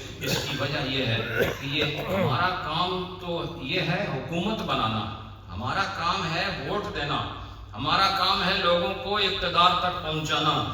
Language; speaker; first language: Urdu; non-native, local second language; Punjabi